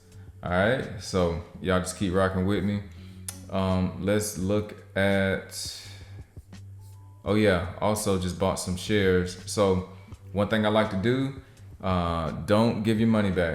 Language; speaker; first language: English; native; English